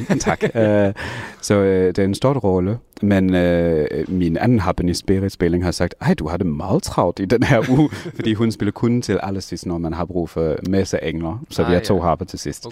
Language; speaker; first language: Danish; non-native, fluent; English